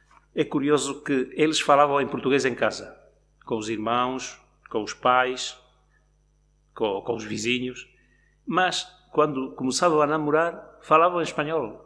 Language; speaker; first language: Portuguese; non-native, local second language; Spanish